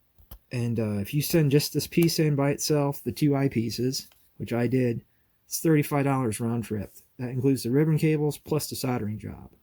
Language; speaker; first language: English; native; English